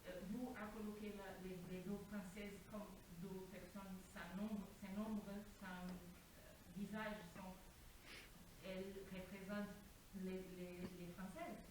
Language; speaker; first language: French; non-native, learner; Portuguese